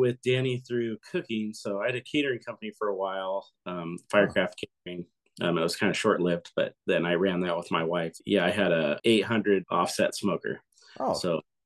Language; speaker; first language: English; native; English